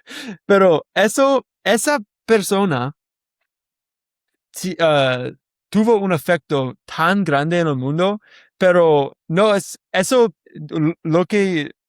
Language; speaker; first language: Spanish; non-native, learner; English